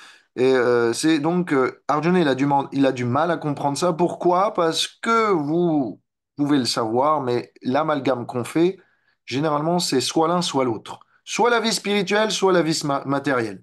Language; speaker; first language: French; native; French